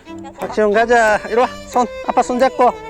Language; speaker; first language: Korean; native; Korean